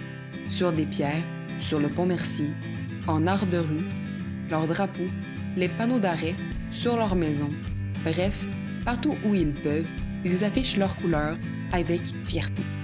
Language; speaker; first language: French; native; French